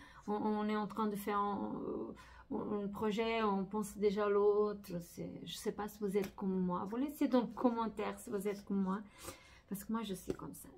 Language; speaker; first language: French; non-native, fluent; Portuguese